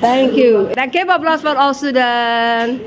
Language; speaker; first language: English; non-native, fluent; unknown